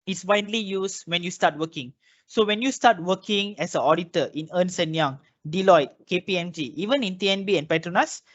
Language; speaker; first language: English; non-native, local second language; Malay